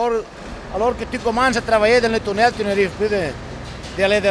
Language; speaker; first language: French; non-native, learner; Italian